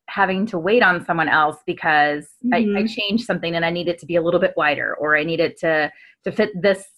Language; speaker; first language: English; native; English